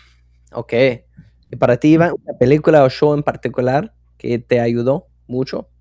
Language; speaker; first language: Spanish; non-native, fluent; English